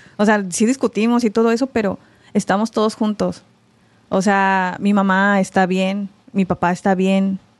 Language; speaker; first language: Spanish; early bilingual, other home language; Korean